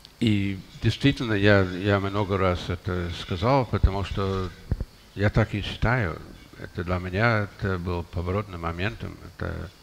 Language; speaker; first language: Russian; non-native, fluent; English